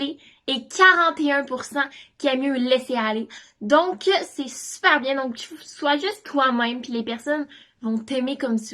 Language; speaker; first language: French; native; French